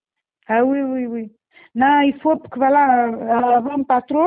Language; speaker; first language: French; non-native, learner; Portuguese